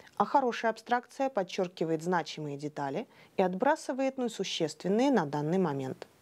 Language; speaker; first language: Russian; native; Russian